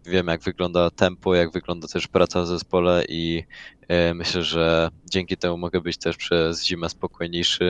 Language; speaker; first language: Polish; native; Polish